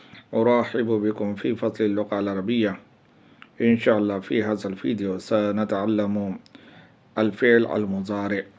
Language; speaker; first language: Arabic; non-native, fluent; Urdu